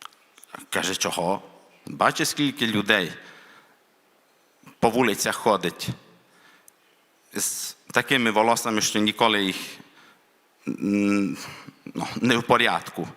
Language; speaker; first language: Ukrainian; non-native, local second language; Hungarian